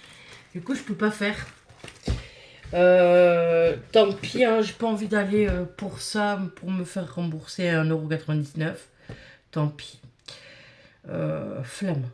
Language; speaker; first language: French; native; French